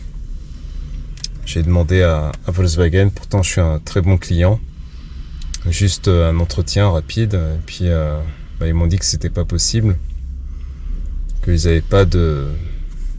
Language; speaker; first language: French; native; French